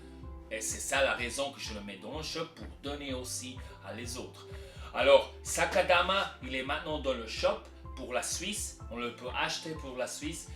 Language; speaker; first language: French; non-native, local second language; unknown